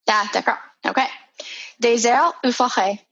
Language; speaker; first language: French; non-native, fluent; English